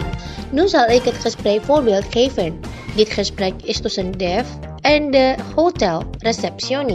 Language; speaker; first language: Dutch; non-native, fluent; Indonesian